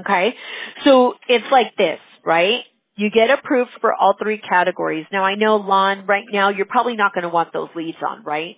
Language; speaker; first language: English; early bilingual, other home language; Spanish